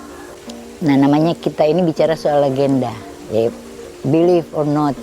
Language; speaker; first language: Indonesian; native; Indonesian